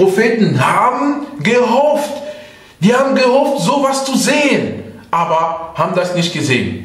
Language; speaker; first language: German; non-native, fluent; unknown